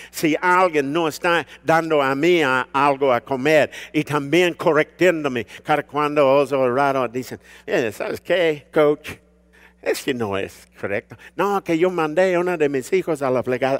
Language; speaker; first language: Spanish; early bilingual, heritage; Spanish